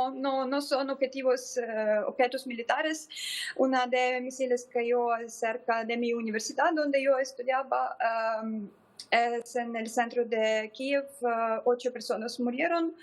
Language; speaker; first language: Spanish; non-native, fluent; Ukrainian